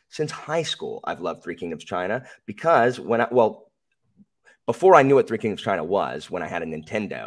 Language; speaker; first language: English; native; English